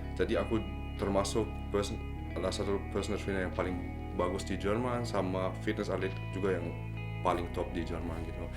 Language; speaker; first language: Indonesian; early bilingual, other home language; German